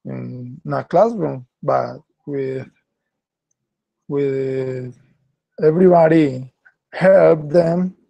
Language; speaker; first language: English; non-native, learner; Spanish